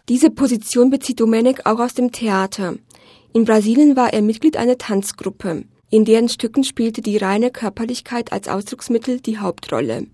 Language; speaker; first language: German; native; German